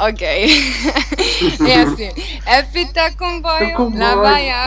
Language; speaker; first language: Portuguese; non-native, learner; Italian